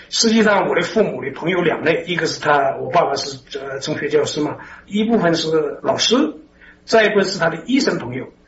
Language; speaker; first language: Chinese; native; Chinese